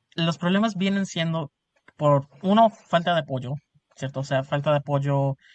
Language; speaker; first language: Spanish; early bilingual, heritage; Spanish